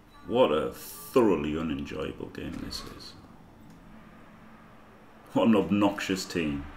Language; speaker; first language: English; native; English